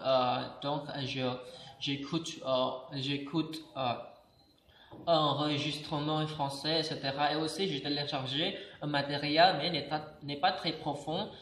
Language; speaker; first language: French; non-native, learner; Indonesian